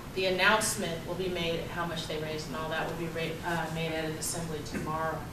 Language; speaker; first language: English; native; English